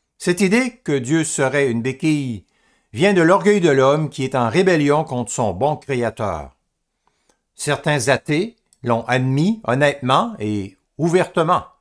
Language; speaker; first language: French; native; French